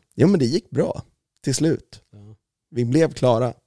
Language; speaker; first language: Swedish; native; Swedish